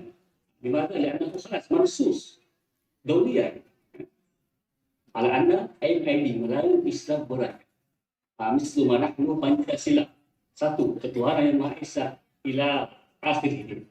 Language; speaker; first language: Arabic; non-native, fluent; Indonesian